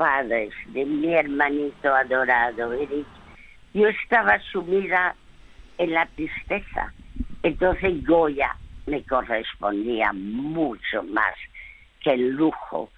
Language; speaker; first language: Spanish; early bilingual, other home language; French